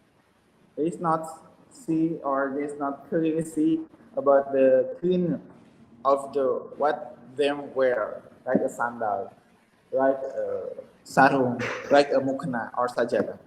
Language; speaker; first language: English; non-native, learner; Indonesian